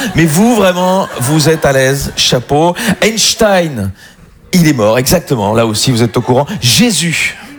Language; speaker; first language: French; native; French